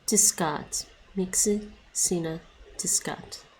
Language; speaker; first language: Finnish; non-native, learner; English